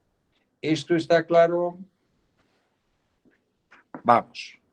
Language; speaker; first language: Spanish; native; Spanish